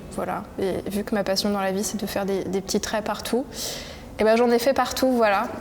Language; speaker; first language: French; native; French